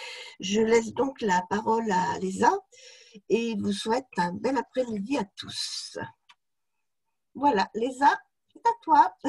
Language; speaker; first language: French; native; French